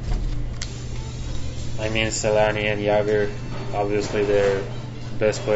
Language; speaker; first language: English; non-native, fluent; Finnish